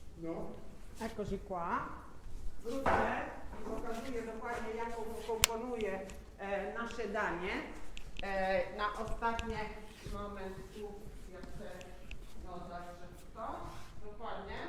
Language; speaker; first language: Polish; non-native, learner; Italian